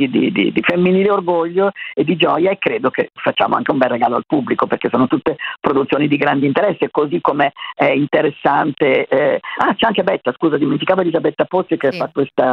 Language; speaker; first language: Italian; native; Italian